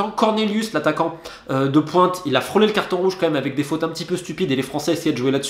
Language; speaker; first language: French; native; French